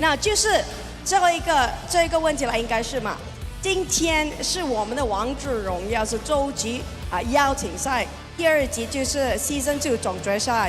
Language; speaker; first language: Chinese; early bilingual, heritage; Chinese